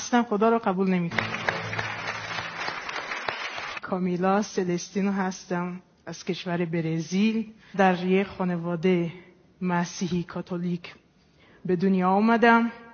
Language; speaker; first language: Persian; non-native, fluent; Portuguese